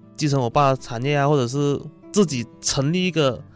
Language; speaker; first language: Chinese; native; Chinese